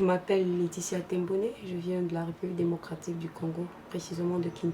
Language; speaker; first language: French; non-native, local second language; Lingala